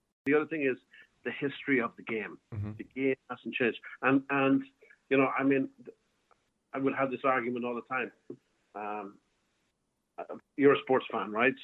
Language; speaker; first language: English; native; English